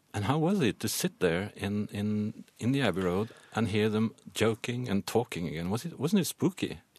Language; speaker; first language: English; non-native, fluent; Norwegian